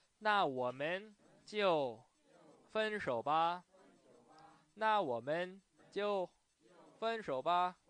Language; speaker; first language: Chinese; non-native, fluent; Korean